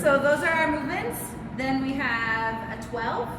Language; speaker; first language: English; native; English